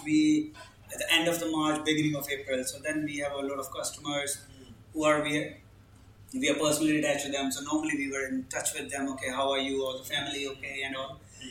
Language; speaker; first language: English; non-native, local second language; Punjabi